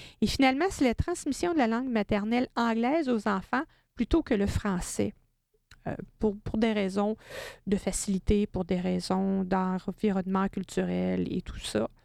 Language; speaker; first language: French; native; French